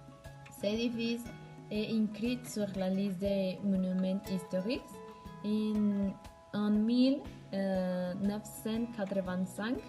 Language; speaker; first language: French; non-native, learner; Spanish